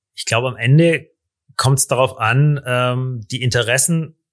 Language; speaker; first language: German; native; German